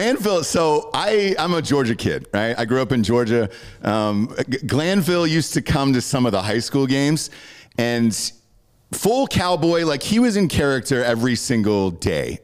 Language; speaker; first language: English; native; English